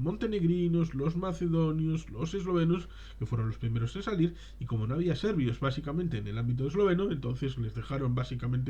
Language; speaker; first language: Spanish; native; Spanish